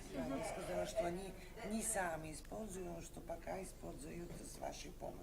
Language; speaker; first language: Russian; non-native, learner; Italian